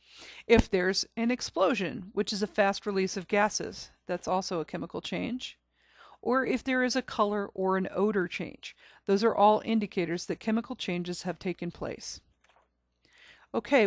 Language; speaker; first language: English; native; English